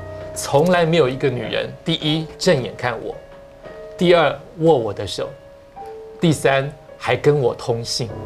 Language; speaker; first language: Chinese; native; Chinese